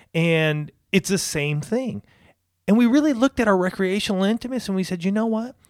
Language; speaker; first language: English; native; English